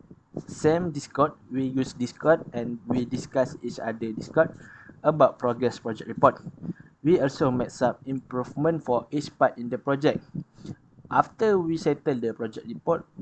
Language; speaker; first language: English; non-native, learner; Malay